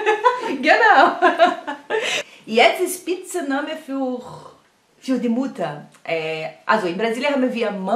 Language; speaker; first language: German; non-native, learner; Portuguese